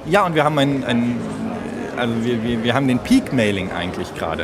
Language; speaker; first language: German; native; German